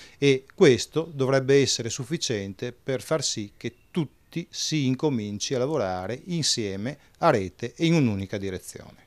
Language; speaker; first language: Italian; native; Italian